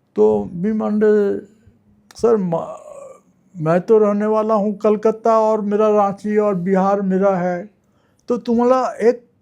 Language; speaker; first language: Hindi; non-native, local second language; Marathi